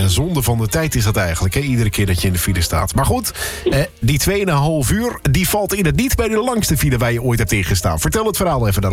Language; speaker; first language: Dutch; native; Dutch